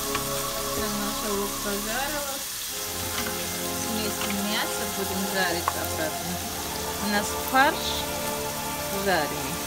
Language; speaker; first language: Russian; non-native, learner; Tajik